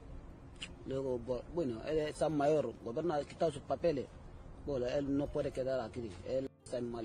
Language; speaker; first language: Spanish; non-native, learner; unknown